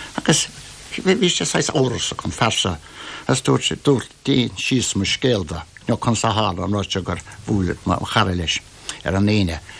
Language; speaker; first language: Irish; native; Irish